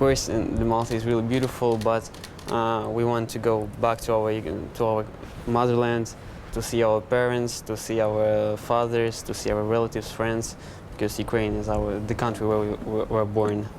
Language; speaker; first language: English; non-native, fluent; Ukrainian